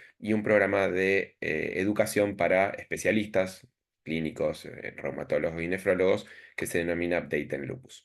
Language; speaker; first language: Spanish; native; Spanish